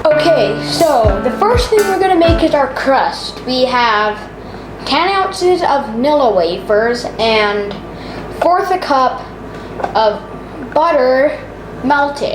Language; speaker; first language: English; native; English